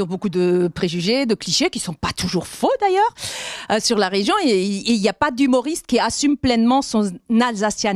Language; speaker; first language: French; native; French